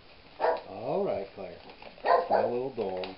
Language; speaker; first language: English; native; English